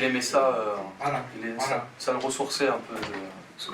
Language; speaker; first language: French; native; French